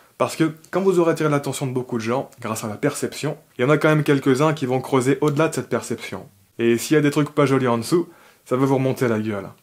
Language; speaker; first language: French; native; French